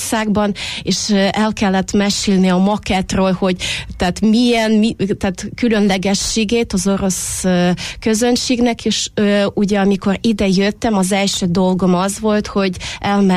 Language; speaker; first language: Hungarian; non-native, fluent; Russian